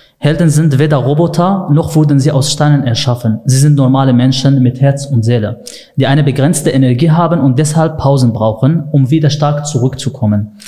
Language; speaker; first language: German; non-native, fluent; Arabic